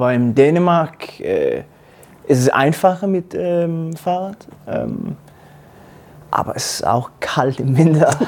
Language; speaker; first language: German; non-native, learner; Danish